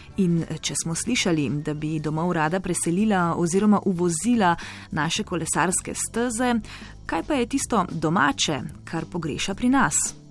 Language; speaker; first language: Slovenian; native; Slovenian